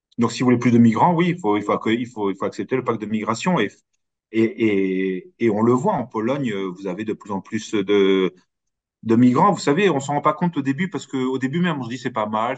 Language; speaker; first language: French; native; French